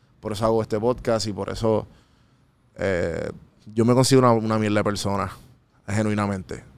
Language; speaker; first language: Spanish; native; Spanish